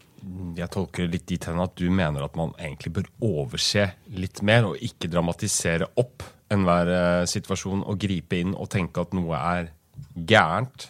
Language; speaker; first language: Norwegian; native; Norwegian